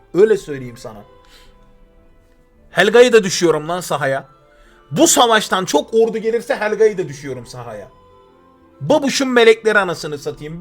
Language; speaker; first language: Turkish; native; Turkish